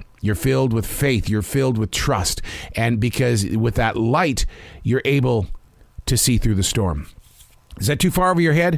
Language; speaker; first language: English; native; English